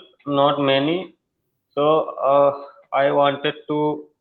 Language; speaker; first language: English; non-native, learner; Hindi